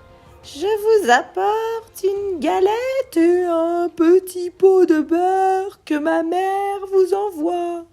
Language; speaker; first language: French; native; French